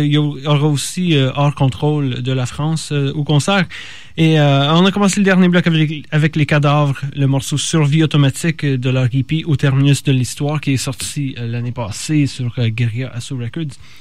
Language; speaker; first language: French; native; French